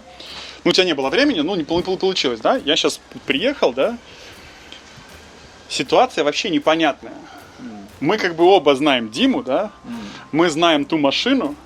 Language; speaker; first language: Russian; native; Russian